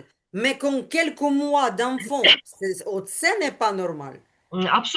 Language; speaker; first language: French; non-native, learner; Ukrainian